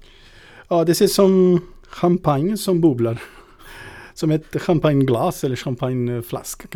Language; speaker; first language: Swedish; non-native, fluent; Portuguese